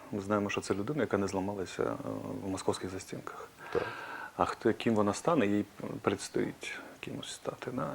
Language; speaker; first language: Ukrainian; non-native, local second language; Russian